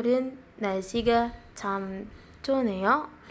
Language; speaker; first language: Korean; non-native, learner; Indonesian